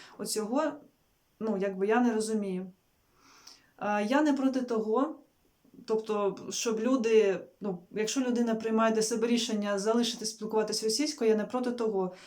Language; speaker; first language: Ukrainian; non-native, local second language; Russian